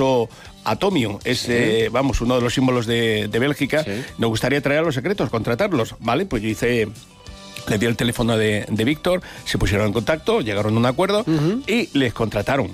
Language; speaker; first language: Spanish; native; Spanish